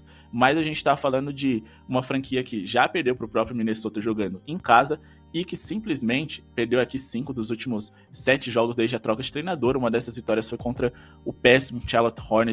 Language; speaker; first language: Portuguese; native; Portuguese